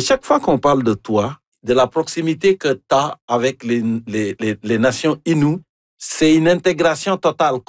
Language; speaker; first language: French; native; French